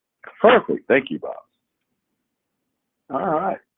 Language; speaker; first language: English; native; English